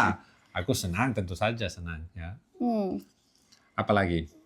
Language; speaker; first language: Indonesian; non-native, learner; Catalan